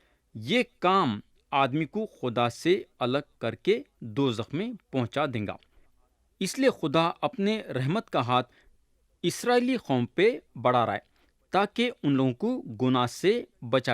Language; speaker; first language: Urdu; native; Urdu